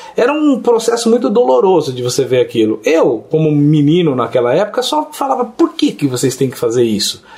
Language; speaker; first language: Portuguese; native; Portuguese